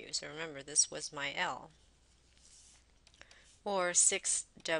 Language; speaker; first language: English; native; English